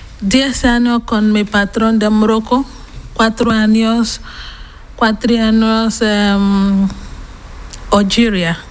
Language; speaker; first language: Spanish; non-native, learner; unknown